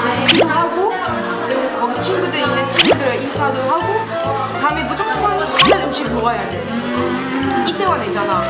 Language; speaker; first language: Korean; non-native, fluent; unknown